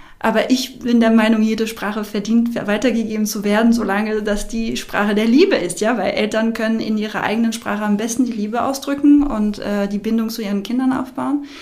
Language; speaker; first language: German; non-native, fluent; French